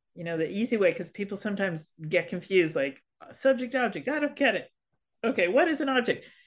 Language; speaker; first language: English; native; English